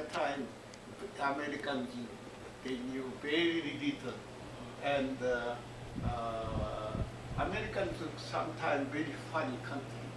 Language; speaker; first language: English; non-native, learner; Korean